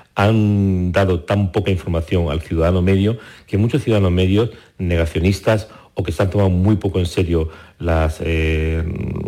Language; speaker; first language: Spanish; native; Spanish